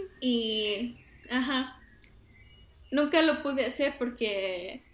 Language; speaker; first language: Spanish; early bilingual, heritage; Spanish